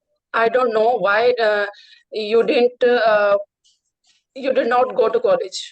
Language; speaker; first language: English; non-native, learner; Hindi